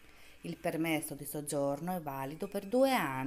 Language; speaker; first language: Italian; non-native, fluent; Albanian